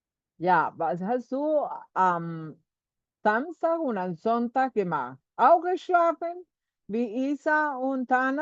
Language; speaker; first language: German; non-native, fluent; Spanish